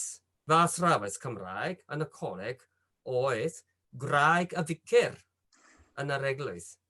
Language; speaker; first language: Welsh; non-native, fluent; Japanese